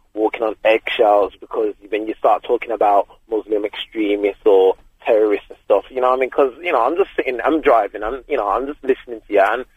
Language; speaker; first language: English; native; English